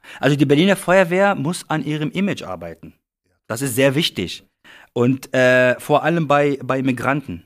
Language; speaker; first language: German; non-native, fluent; Arabic